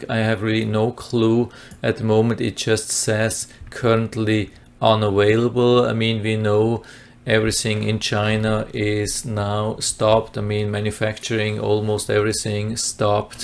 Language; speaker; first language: English; non-native, fluent; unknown